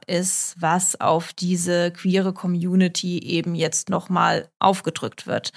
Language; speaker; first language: German; early bilingual, other home language; Russian